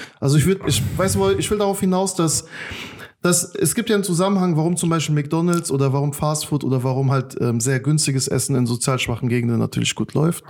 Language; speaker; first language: German; early bilingual, other home language; Persian